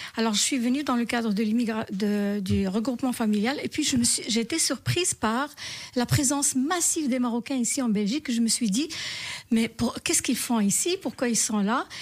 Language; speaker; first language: French; non-native, local second language; Arabic